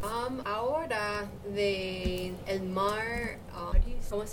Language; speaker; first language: Spanish; non-native, learner; English